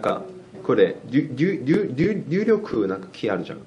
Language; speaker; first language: Japanese; non-native, fluent; Korean